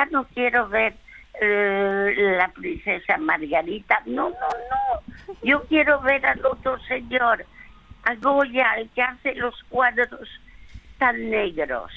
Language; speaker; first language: Spanish; early bilingual, other home language; French